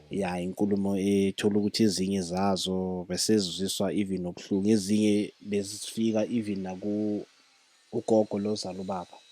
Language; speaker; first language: Zulu; non-native, local second language; Southern Sotho